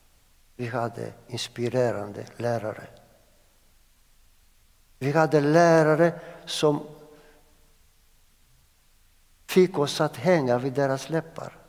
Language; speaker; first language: Swedish; non-native, fluent; Greek